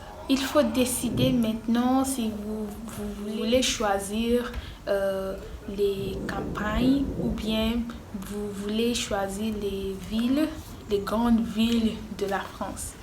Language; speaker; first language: French; non-native, fluent; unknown